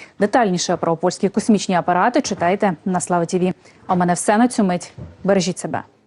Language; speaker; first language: Ukrainian; native; Ukrainian